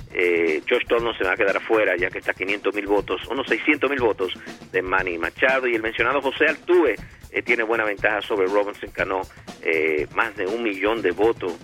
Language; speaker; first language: Spanish; native; Spanish